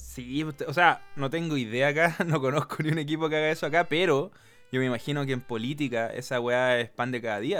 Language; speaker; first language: Spanish; native; Spanish